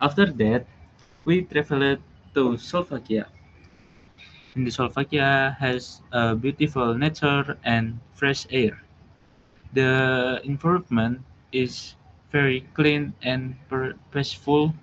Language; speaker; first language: English; non-native, learner; Indonesian